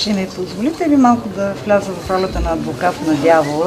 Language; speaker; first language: Bulgarian; native; Bulgarian